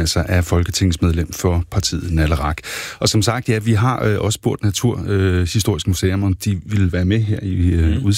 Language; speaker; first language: Danish; native; Danish